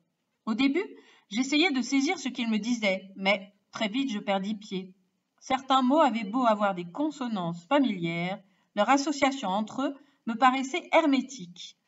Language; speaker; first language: French; native; French